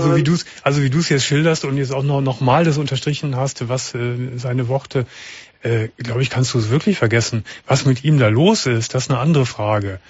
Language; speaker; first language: German; native; German